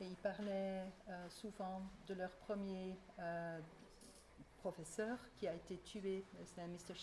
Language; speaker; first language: French; native; French